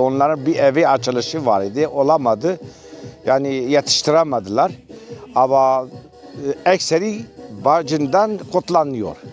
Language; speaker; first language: Turkish; non-native, local second language; Kurdish